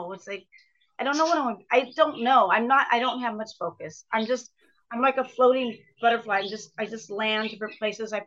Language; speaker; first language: English; native; English